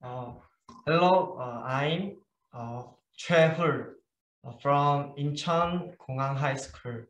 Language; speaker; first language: English; non-native, learner; Korean